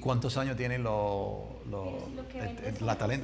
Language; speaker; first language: Spanish; early bilingual, heritage; English